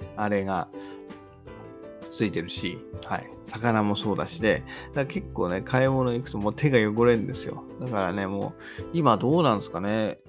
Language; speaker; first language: Japanese; native; Japanese